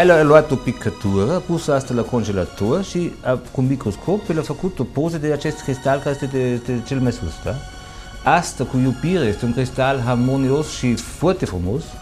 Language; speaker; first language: Romanian; non-native, fluent; German